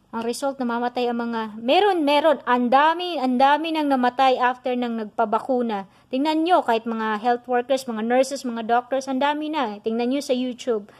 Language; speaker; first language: Filipino; non-native, local second language; Cebuano